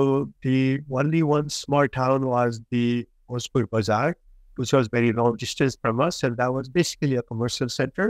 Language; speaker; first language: English; non-native, local second language; Nepali